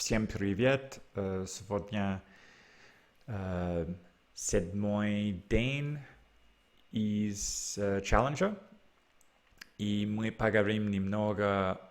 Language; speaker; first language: Russian; non-native, learner; English